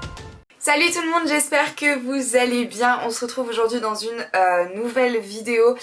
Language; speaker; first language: French; native; French